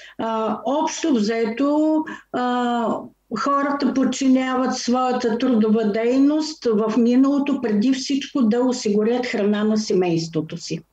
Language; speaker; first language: Bulgarian; native; Bulgarian